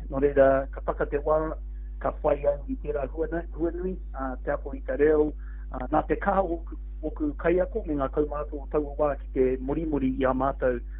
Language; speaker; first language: Māori; non-native, local second language; English